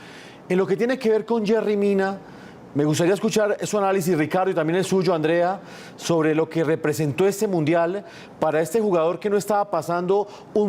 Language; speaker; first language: Spanish; native; Spanish